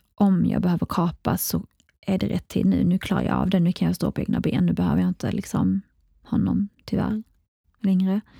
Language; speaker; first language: Swedish; early bilingual, other home language; Arabic